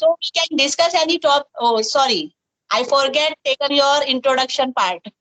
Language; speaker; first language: English; non-native, fluent; Hindi